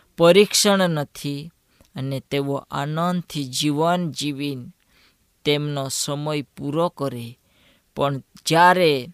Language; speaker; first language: Gujarati; non-native, local second language; Gamit